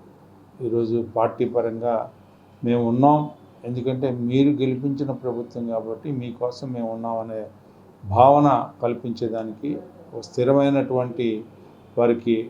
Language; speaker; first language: Telugu; native; Telugu